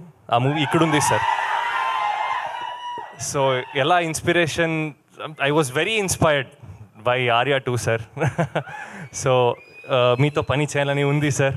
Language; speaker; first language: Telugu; non-native, local second language; Kannada